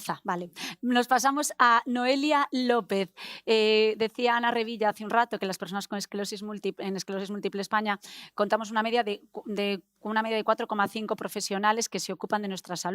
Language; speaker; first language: Spanish; native; Spanish